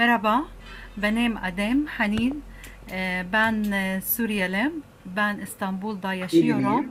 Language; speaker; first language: Turkish; non-native, learner; Arabic